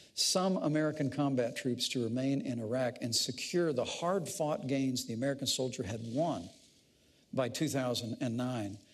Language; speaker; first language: English; native; English